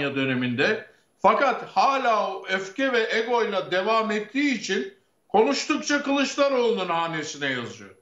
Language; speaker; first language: Turkish; native; Turkish